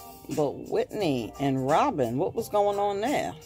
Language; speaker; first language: English; native; English